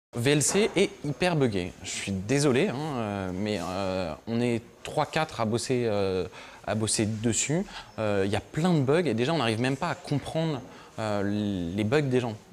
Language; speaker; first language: French; native; French